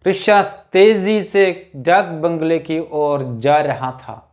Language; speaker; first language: Hindi; non-native, local second language; Malayalam